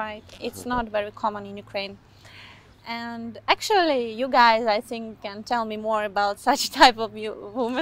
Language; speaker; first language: English; non-native, fluent; Ukrainian